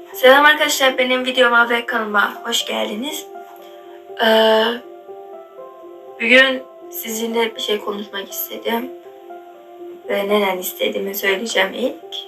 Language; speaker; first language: Turkish; non-native, learner; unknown